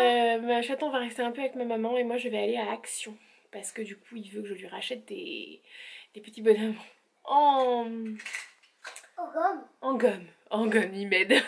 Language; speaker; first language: French; native; French